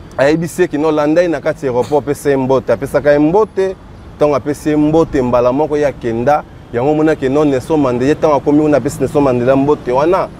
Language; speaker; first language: Lingala; non-native, local second language; Kongo